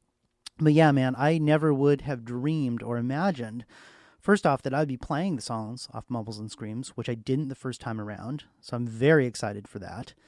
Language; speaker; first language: English; native; English